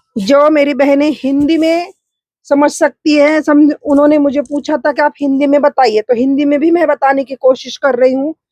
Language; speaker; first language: Hindi; non-native, local second language; Marathi